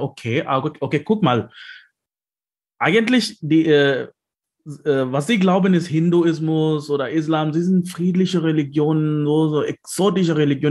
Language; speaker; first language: German; non-native, fluent; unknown